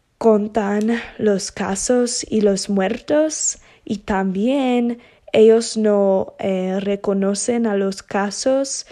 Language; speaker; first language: Spanish; non-native, learner; English